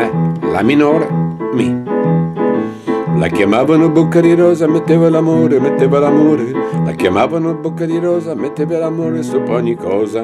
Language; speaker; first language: Italian; native; Italian